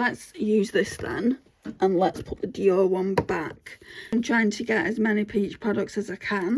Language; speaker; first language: English; native; English